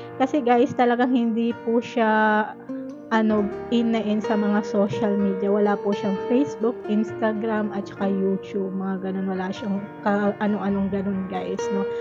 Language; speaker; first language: Filipino; native; Filipino